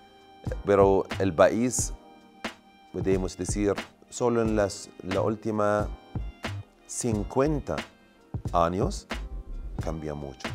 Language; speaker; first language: Spanish; non-native, learner; Arabic